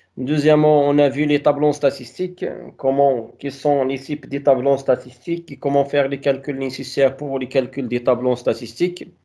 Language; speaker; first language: French; non-native, local second language; Arabic